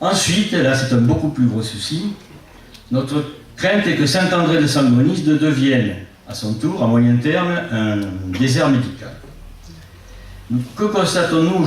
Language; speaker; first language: French; native; French